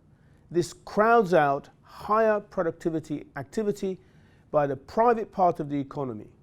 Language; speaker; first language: English; native; English